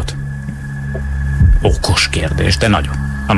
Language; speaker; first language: Hungarian; native; Hungarian